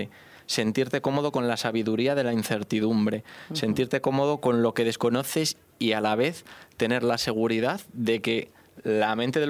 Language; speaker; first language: Spanish; native; Spanish